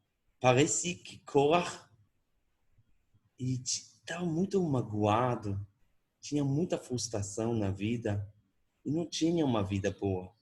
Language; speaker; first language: Portuguese; non-native, fluent; Hebrew